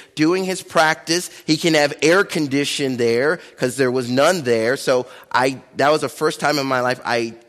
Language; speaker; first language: English; early bilingual, other home language; Akan